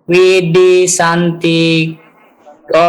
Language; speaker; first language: Indonesian; native; Indonesian